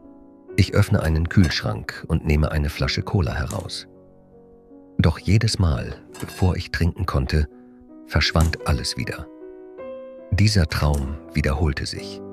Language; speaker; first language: German; non-native, fluent; Persian